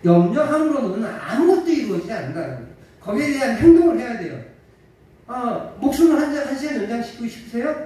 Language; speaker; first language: Korean; native; Korean